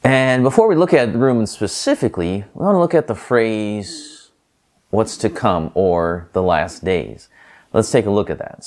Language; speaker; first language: English; native; English